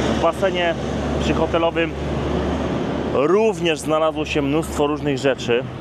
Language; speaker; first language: Polish; native; Polish